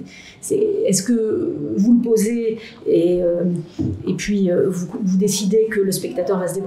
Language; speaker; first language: French; native; French